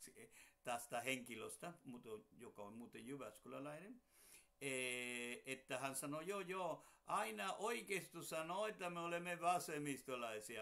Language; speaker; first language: Finnish; non-native, fluent; Spanish